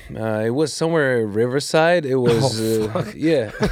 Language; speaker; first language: English; non-native, fluent; Russian